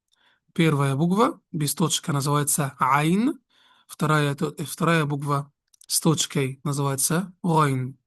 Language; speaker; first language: Russian; non-native, fluent; Arabic